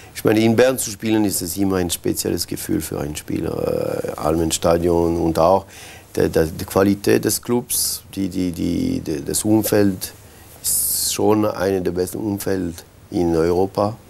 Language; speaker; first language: German; non-native, local second language; French